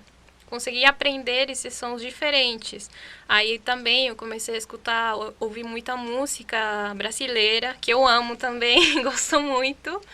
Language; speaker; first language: Portuguese; non-native, fluent; Spanish